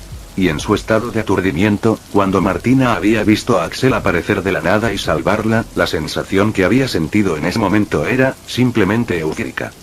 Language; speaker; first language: Spanish; native; Spanish